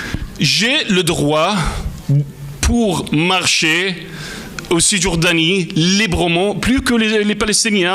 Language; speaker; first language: French; non-native, fluent; Arabic